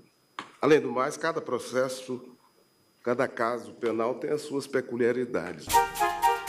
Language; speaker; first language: Portuguese; native; Portuguese